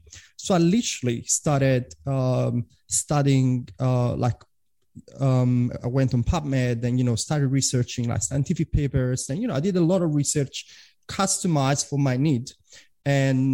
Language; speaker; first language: English; non-native, fluent; Italian